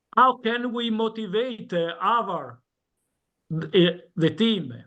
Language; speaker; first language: English; non-native, learner; Italian